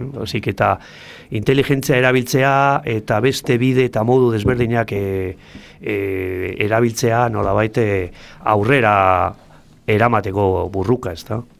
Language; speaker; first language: Basque; non-native, local second language; Spanish